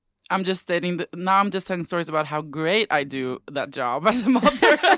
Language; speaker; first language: English; non-native, fluent; Norwegian